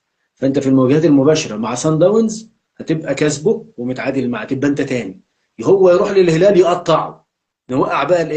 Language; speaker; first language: Arabic; native; Arabic